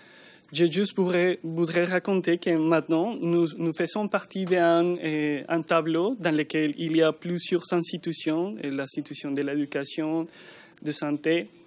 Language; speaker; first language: French; non-native, learner; Spanish